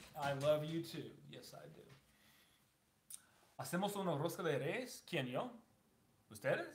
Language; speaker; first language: Spanish; non-native, learner; English